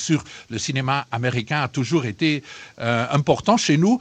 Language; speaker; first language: French; non-native, fluent; Portuguese